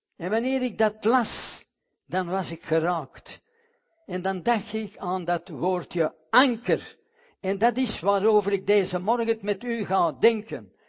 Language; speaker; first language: Dutch; non-native, fluent; English